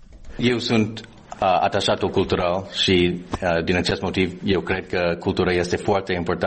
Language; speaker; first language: Romanian; non-native, fluent; English